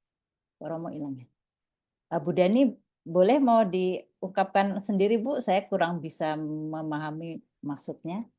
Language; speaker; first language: Indonesian; native; Indonesian